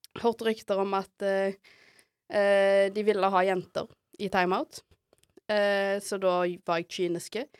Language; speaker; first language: Norwegian; native; Norwegian